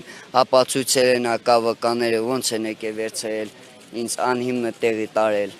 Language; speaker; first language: Armenian; native; Armenian